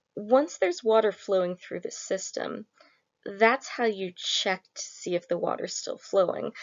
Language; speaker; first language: English; native; English